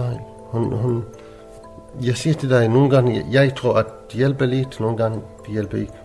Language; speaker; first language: Danish; non-native, learner; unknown